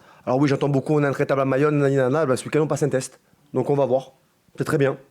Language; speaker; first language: French; native; French